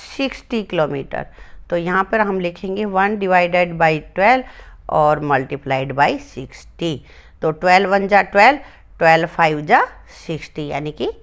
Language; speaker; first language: Hindi; native; Hindi